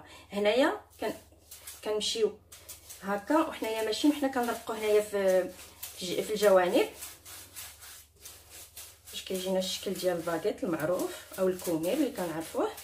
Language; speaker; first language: Arabic; native; Arabic